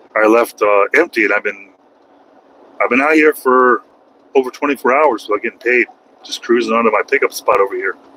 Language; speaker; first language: English; native; English